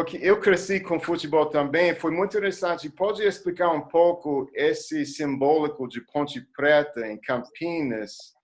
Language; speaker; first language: Portuguese; non-native, learner; English